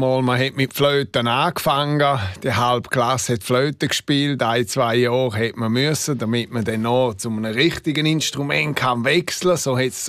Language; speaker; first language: German; non-native, local second language; Romansh